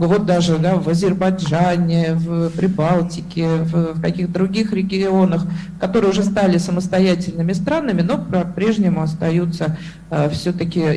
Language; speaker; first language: Russian; native; Russian